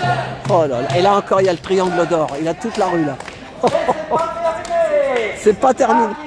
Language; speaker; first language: French; native; French